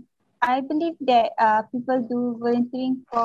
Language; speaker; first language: English; non-native, local second language; Malay